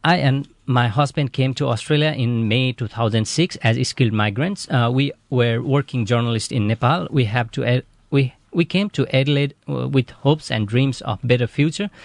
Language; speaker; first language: English; non-native, fluent; Nepali